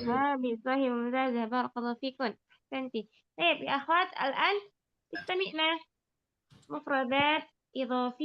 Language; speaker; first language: Arabic; non-native, learner; Indonesian